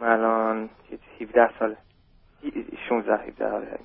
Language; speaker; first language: Persian; early bilingual, heritage; German